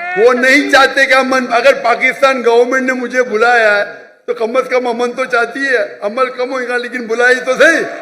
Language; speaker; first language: Urdu; non-native, local second language; Konkani